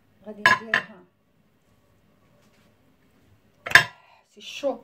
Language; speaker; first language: Arabic; native; Arabic